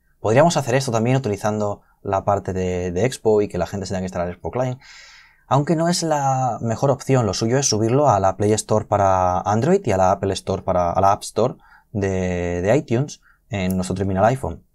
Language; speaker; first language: Spanish; native; Spanish